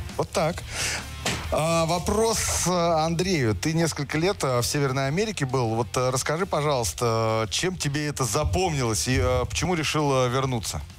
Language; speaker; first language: Russian; native; Russian